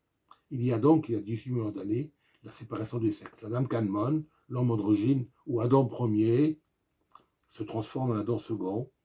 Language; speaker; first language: French; native; French